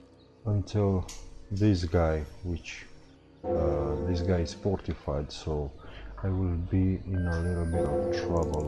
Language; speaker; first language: English; non-native, fluent; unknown